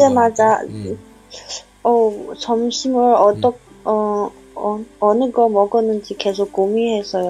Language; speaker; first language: Korean; non-native, learner; Chinese